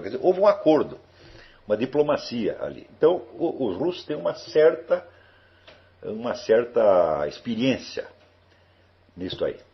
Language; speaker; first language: Portuguese; native; Portuguese